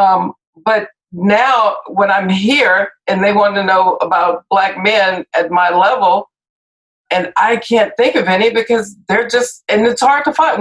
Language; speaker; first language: English; native; English